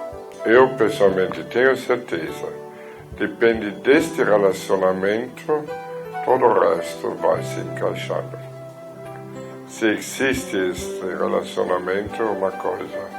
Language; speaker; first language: Portuguese; non-native, fluent; German